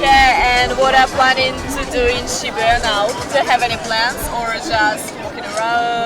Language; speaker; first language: English; non-native, learner; Russian